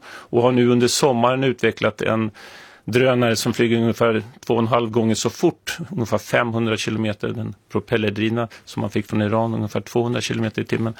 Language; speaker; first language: Swedish; native; Swedish